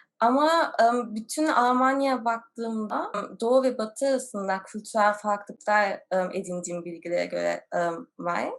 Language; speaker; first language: Turkish; early bilingual, heritage; Turkish